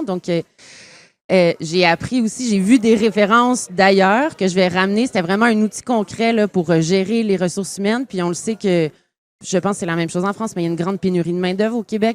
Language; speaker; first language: French; native; French